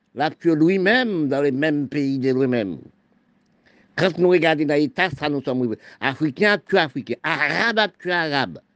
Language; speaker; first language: French; non-native, local second language; Haitian Creole